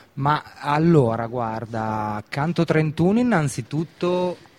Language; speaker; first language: Italian; native; Italian